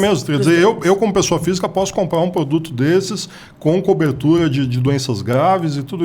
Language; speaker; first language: Portuguese; native; Portuguese